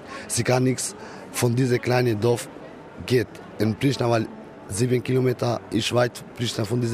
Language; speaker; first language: German; non-native, learner; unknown